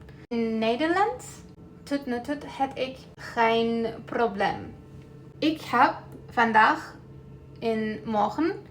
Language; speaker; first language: Dutch; non-native, learner; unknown